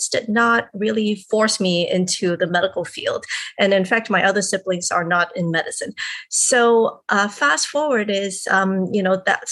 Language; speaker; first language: English; non-native, local second language; Cantonese